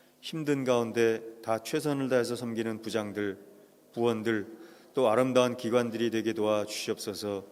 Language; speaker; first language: Korean; native; Korean